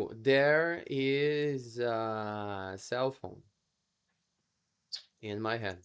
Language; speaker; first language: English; non-native, fluent; Portuguese